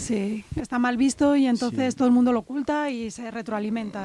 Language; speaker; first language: Spanish; native; Spanish